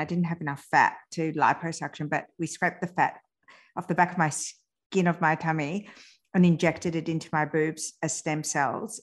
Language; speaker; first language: English; early bilingual, other home language; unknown